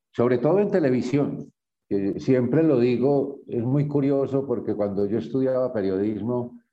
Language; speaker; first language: Spanish; native; Spanish